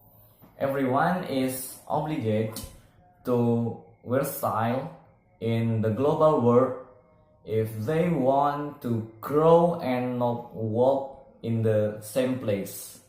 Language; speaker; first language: English; non-native, learner; Indonesian